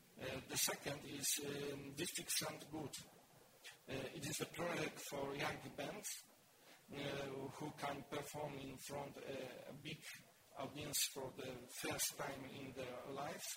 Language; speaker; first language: English; non-native, learner; Polish